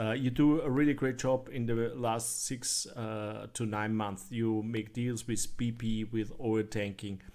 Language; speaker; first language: English; non-native, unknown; German